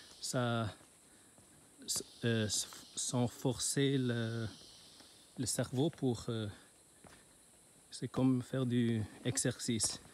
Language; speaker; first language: French; non-native, learner; Chinese